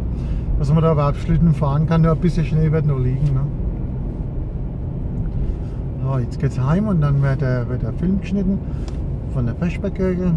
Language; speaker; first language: German; native; German